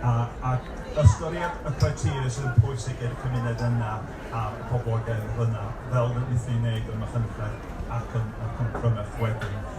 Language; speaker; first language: Welsh; non-native, local second language; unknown